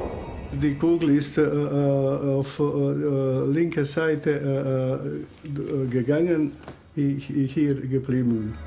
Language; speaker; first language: German; non-native, learner; Croatian